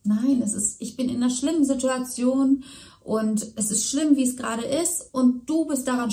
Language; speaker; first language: German; native; German